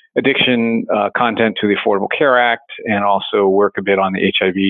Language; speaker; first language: English; native; English